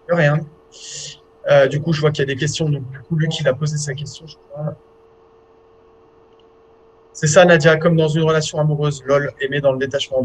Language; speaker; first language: French; native; French